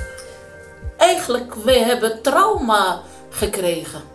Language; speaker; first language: Dutch; non-native, learner; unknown